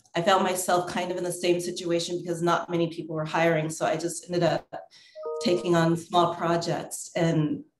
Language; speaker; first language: English; native; English